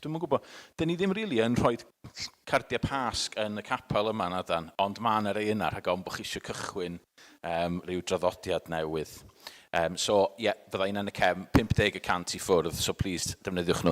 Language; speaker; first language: Welsh; native; Welsh